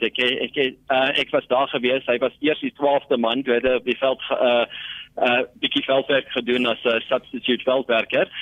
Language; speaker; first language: Afrikaans; non-native, local second language; English